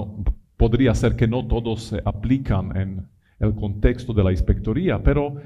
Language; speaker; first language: Spanish; non-native, fluent; Italian